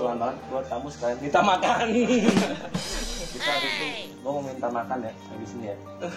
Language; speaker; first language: Indonesian; native; Indonesian